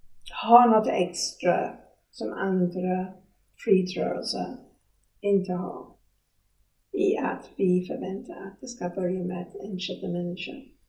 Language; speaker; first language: Swedish; non-native, fluent; English